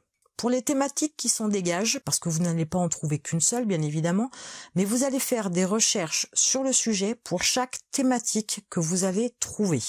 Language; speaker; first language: French; native; French